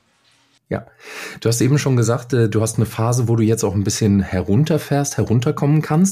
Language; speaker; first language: German; native; German